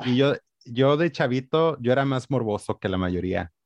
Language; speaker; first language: Spanish; native; Spanish